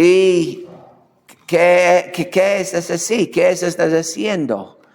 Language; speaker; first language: Spanish; non-native, fluent; English